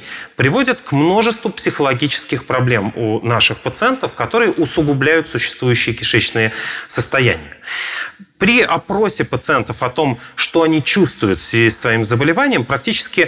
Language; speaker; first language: Russian; native; Russian